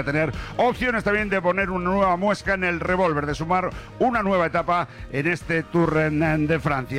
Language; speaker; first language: Spanish; native; Spanish